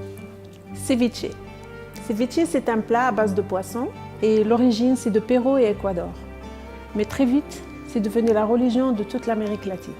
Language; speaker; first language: French; non-native, fluent; Spanish